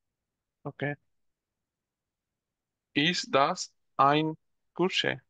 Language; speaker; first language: German; non-native, learner; Bangla